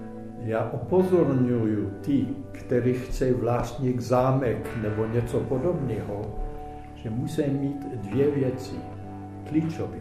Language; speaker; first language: Czech; early bilingual, heritage; Czech